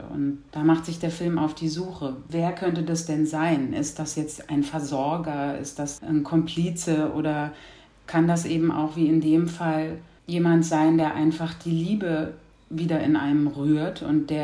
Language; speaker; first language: German; native; German